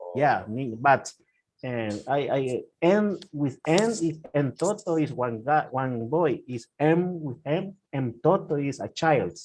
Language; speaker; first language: English; non-native, learner; Spanish